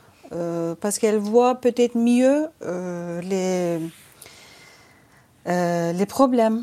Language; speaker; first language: French; non-native, fluent; Turkish